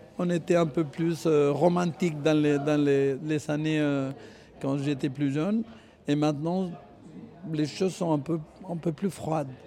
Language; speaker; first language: French; non-native, fluent; Spanish